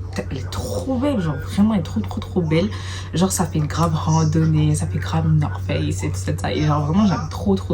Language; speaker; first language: French; native; French